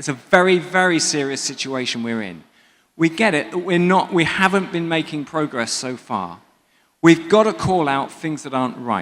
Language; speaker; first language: English; native; English